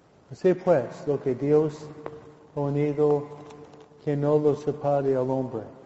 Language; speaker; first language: Spanish; non-native, fluent; English